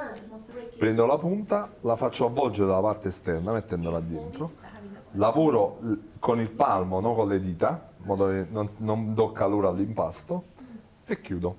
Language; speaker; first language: Italian; native; Italian